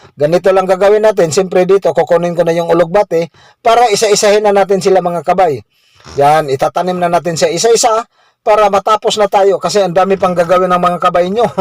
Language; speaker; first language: Filipino; non-native, local second language; Cebuano